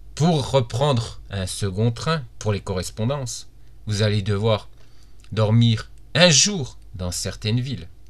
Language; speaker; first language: French; native; French